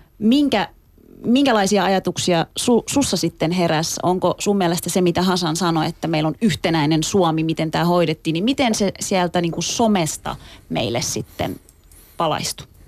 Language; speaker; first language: Finnish; early bilingual, other home language; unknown